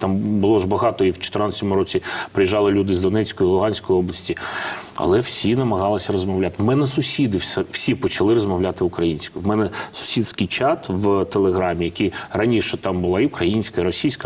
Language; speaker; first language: Ukrainian; non-native, fluent; Russian